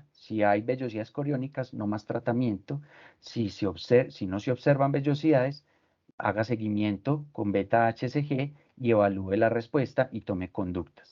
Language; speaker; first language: Spanish; native; Spanish